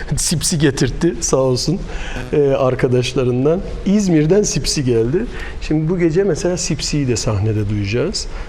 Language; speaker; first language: Turkish; early bilingual, heritage; Turkish